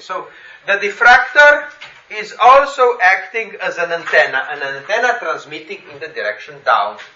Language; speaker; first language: English; non-native, fluent; Slovenian